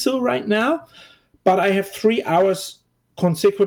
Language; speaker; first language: English; non-native, fluent; German